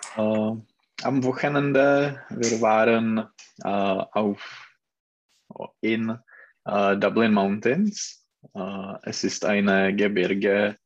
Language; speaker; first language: German; non-native, learner; Czech